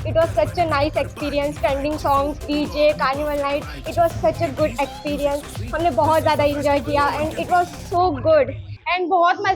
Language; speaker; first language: Hindi; non-native, local second language; Gujarati